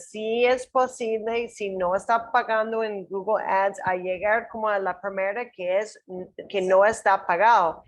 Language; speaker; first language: Spanish; non-native, learner; English